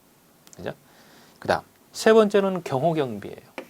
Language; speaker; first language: Korean; native; Korean